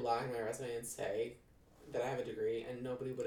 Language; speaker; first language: English; native; English